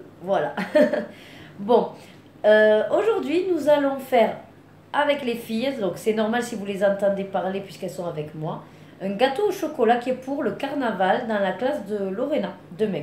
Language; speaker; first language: French; native; French